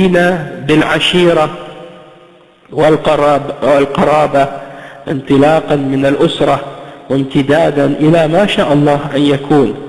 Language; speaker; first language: Arabic; non-native, fluent; French